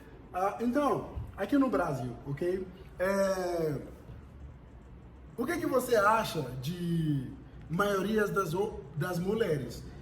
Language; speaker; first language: Portuguese; non-native, fluent; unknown